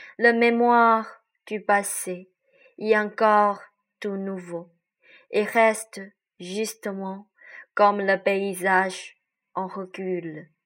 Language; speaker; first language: French; non-native, learner; Chinese